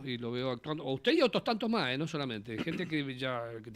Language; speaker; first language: Spanish; native; Spanish